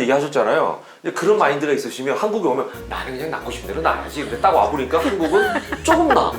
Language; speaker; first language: Korean; native; Korean